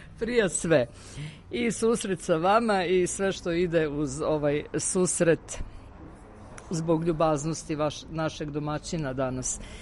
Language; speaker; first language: Serbian; native; Serbian